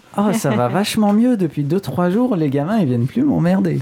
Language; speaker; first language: French; native; French